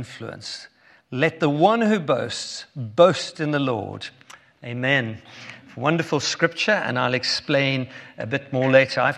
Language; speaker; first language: English; native; English